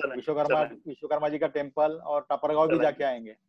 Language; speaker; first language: Hindi; non-native, local second language; Marathi